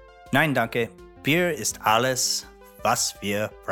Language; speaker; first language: German; non-native, learner; English